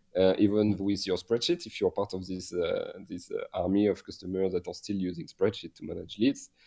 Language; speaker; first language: English; non-native, fluent; French